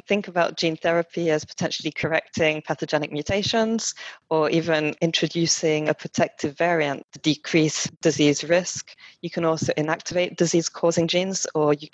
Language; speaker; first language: English; non-native, fluent; French